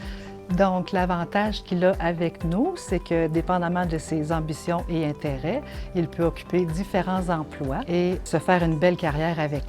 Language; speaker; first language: French; native; French